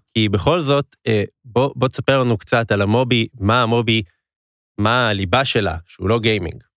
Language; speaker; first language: Hebrew; native; Hebrew